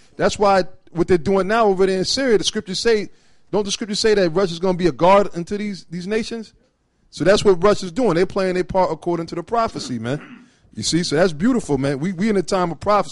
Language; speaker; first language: English; native; English